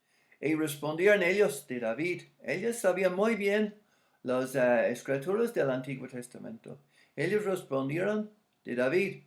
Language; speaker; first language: Spanish; non-native, fluent; English